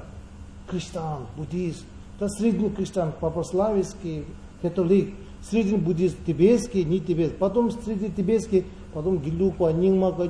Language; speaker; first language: Russian; non-native, learner; Tibetan